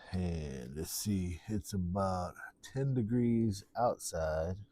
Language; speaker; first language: English; native; English